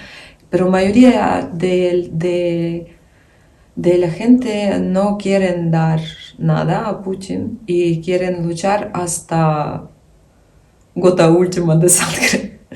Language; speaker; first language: Spanish; non-native, learner; Ukrainian